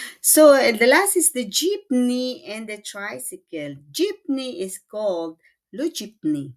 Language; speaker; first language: English; non-native, local second language; Filipino